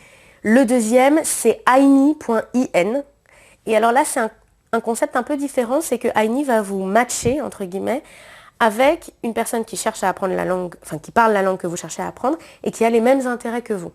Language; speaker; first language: French; native; French